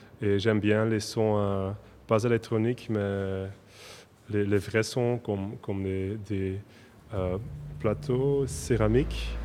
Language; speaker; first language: French; non-native, local second language; Dutch